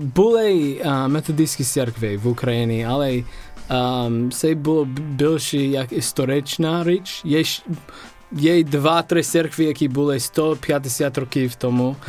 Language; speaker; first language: Ukrainian; non-native, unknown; English